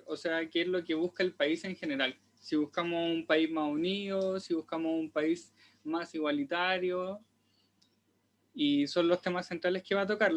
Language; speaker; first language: Spanish; native; Spanish